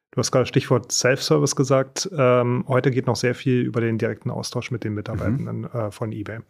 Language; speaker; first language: German; native; German